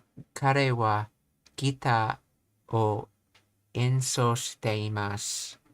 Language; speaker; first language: Japanese; non-native, learner; English